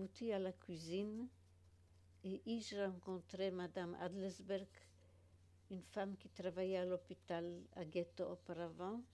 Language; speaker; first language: French; non-native, fluent; Polish